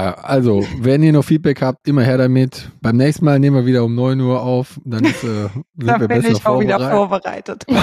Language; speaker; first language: German; native; German